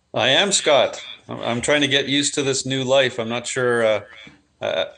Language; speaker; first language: English; native; English